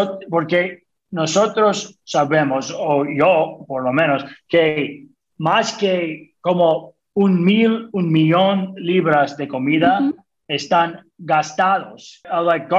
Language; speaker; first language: Spanish; non-native, fluent; English